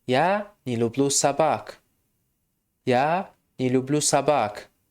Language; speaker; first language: Russian; non-native, fluent; Tajik